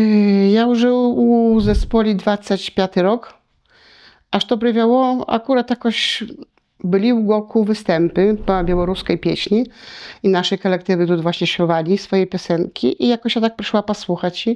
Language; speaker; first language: Polish; non-native, local second language; Belarusian